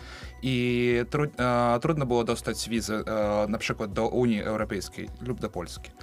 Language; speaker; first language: Ukrainian; non-native, learner; Belarusian